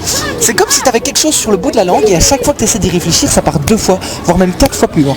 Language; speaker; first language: French; native; French